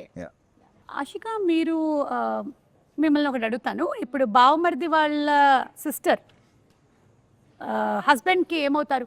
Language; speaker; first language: Telugu; non-native, local second language; Malayalam